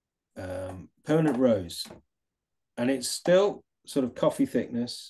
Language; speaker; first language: English; native; English